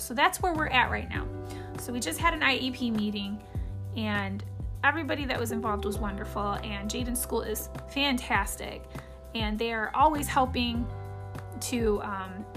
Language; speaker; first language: English; native; English